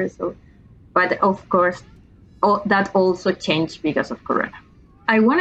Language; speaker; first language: English; non-native, learner; Spanish